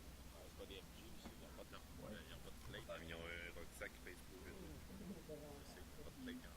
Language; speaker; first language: French; native; French